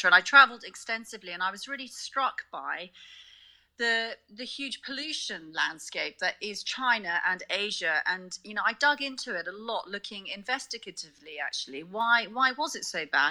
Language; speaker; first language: English; native; English